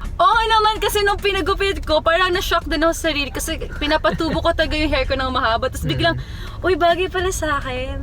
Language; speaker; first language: Filipino; non-native, local second language; Cebuano